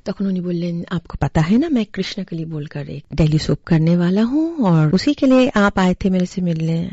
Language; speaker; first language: Hindi; non-native, local second language; Bangla